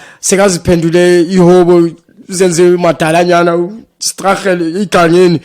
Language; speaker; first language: Zulu; native; Zulu